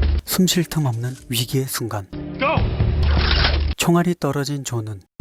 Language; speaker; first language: Korean; native; Korean